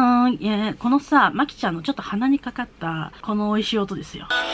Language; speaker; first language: Japanese; native; Japanese